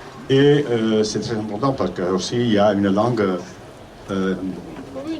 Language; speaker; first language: French; non-native, learner; Catalan